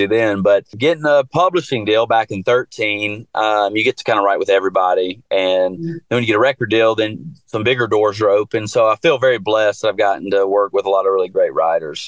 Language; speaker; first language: English; native; English